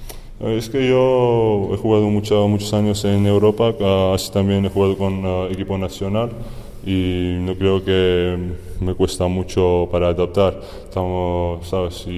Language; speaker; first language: Spanish; non-native, fluent; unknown